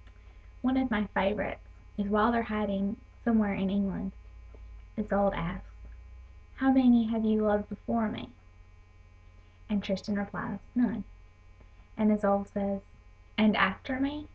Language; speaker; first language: English; native; English